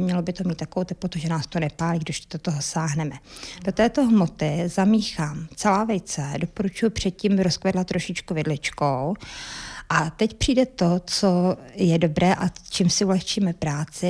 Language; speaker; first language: Czech; native; Czech